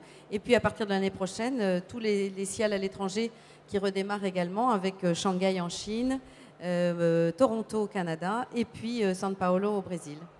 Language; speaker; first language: French; native; French